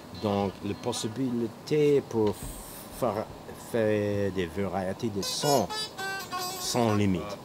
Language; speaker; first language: French; non-native, learner; English